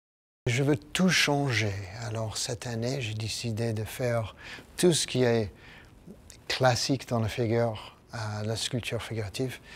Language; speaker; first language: French; non-native, fluent; English